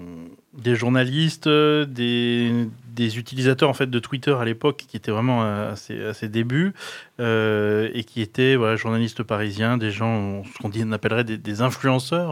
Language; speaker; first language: French; native; French